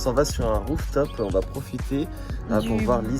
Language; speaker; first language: French; native; French